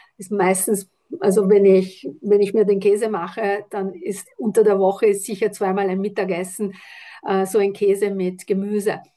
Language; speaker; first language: German; non-native, fluent; Italian